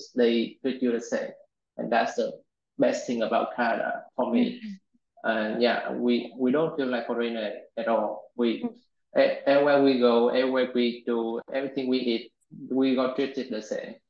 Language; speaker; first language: English; non-native, fluent; Vietnamese